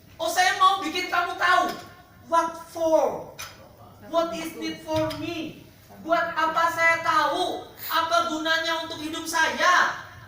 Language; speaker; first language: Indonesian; native; Indonesian